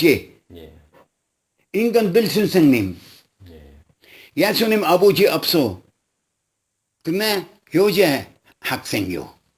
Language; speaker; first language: Korean; non-native, local second language; Arabic